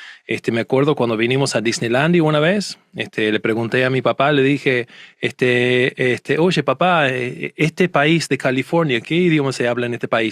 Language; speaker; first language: Spanish; non-native, fluent; English